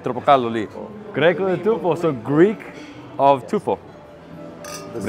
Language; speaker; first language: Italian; non-native, learner; English